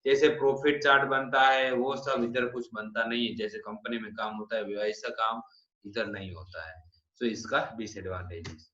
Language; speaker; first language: Hindi; non-native, local second language; Gujarati